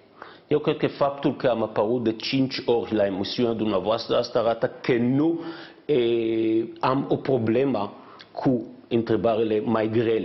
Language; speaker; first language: Romanian; non-native, fluent; Hebrew